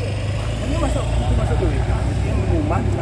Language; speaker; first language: Indonesian; native; Indonesian